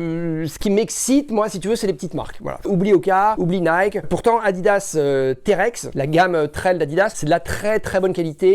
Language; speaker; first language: French; native; French